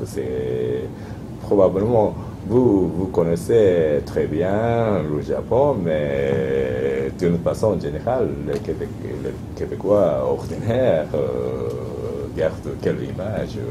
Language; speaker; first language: French; non-native, fluent; Japanese